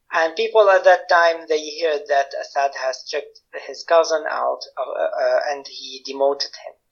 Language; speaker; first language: English; non-native, fluent; Arabic